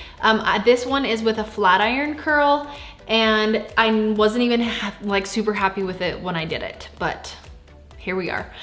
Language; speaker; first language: English; native; English